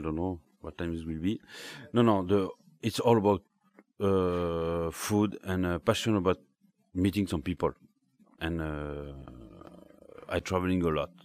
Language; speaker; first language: English; non-native, learner; French